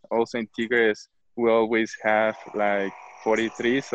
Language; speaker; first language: English; non-native, fluent; Spanish